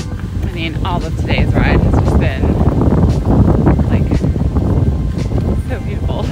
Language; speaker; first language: English; native; English